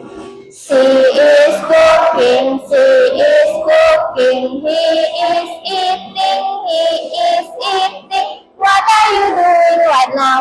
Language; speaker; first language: English; non-native, learner; Indonesian